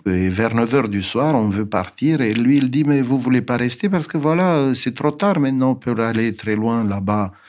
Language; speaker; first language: French; non-native, fluent; Romanian